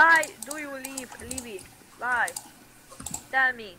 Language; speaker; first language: English; non-native, learner; Hungarian